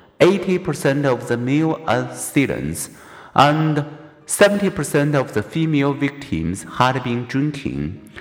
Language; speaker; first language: English; non-native, fluent; Chinese